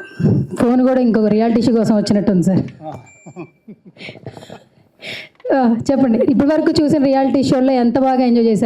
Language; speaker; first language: Telugu; native; Telugu